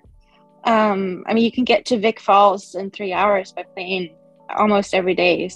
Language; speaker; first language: English; non-native, local second language; Swedish